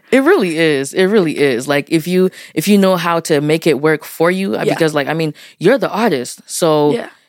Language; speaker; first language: English; early bilingual, other home language; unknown